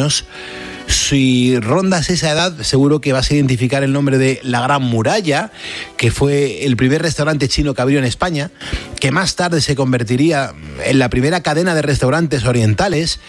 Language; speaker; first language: Spanish; native; Spanish